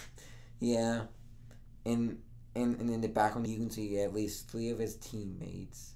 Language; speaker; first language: English; native; English